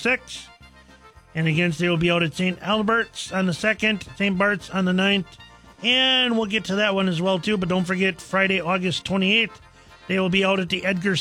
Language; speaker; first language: English; native; English